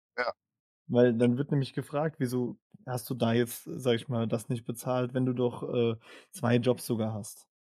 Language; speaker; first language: German; native; German